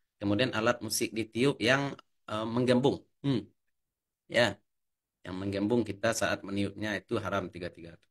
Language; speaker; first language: Indonesian; native; Indonesian